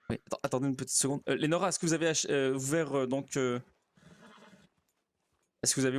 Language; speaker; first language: French; native; French